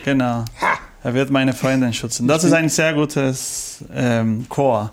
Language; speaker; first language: German; non-native, learner; Spanish